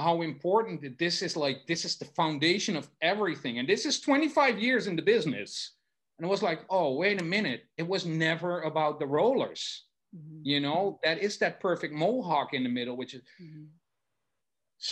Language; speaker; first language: English; non-native, fluent; Dutch